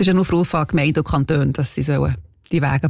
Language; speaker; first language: German; native; German